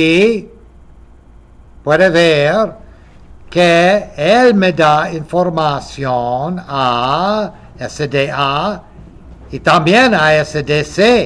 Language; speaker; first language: Spanish; non-native, fluent; English